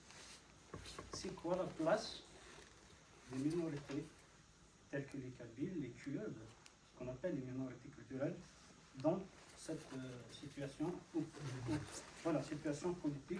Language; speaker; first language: French; non-native, fluent; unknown